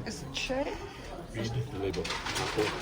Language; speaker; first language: English; non-native, learner; Ukrainian